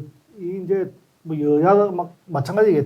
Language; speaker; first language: Korean; native; Korean